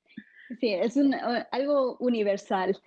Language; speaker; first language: Spanish; early bilingual, heritage; English